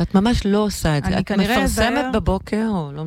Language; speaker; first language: Hebrew; native; Hebrew